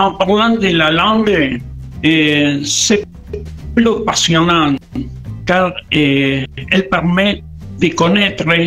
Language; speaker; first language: French; non-native, learner; Spanish